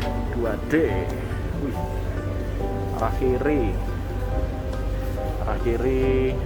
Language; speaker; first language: Indonesian; native; Indonesian